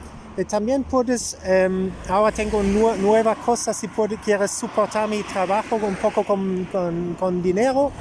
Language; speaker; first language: Spanish; non-native, learner; German